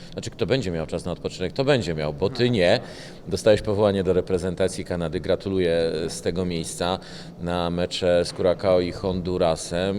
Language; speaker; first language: Polish; native; Polish